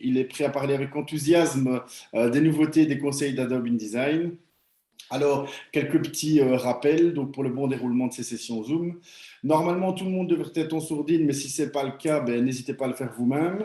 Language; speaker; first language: French; native; French